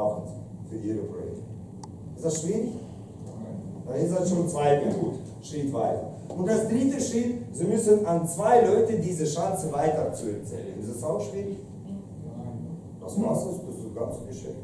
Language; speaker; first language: German; non-native, fluent; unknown